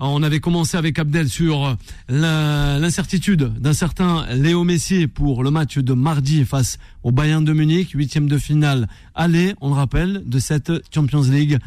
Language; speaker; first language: French; native; French